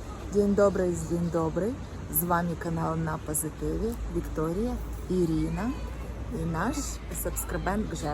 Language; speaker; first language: Polish; non-native, fluent; Russian